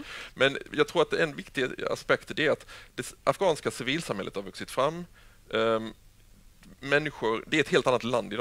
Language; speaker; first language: Swedish; native; Swedish